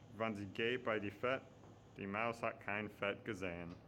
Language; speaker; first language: German; non-native, learner; English